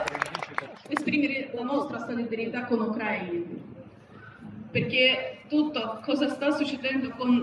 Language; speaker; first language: Italian; non-native, learner; Ukrainian